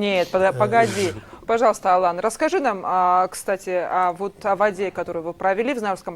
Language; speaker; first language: Russian; non-native, local second language; Ossetic